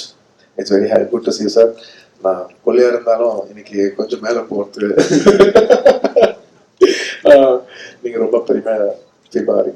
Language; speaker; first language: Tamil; non-native, local second language; Telugu